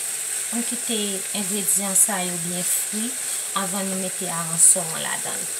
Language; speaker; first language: French; non-native, learner; Haitian Creole